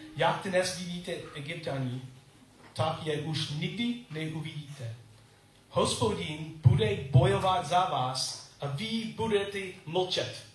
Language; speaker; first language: Czech; non-native, learner; English